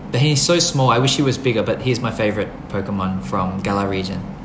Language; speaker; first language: English; early bilingual, other home language; Thai